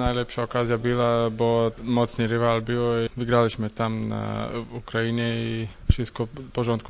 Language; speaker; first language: Polish; non-native, fluent; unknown